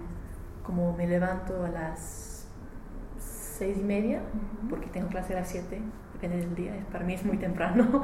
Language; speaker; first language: Spanish; non-native, learner; English